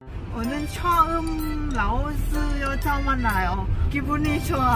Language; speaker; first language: Korean; non-native, learner; Lao